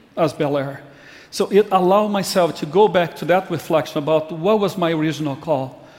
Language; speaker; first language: English; non-native, fluent; Portuguese